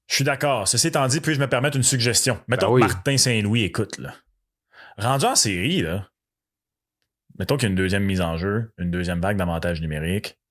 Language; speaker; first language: French; native; French